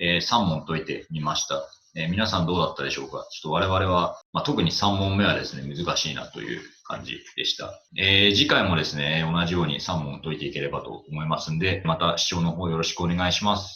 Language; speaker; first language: Japanese; native; Japanese